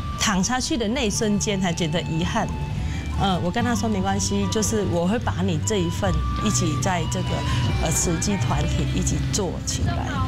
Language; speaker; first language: Chinese; non-native, fluent; Vietnamese